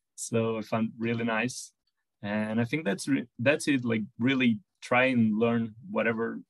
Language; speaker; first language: English; non-native, fluent; Portuguese